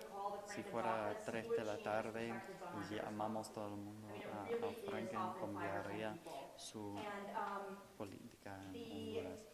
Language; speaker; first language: Spanish; non-native, fluent; English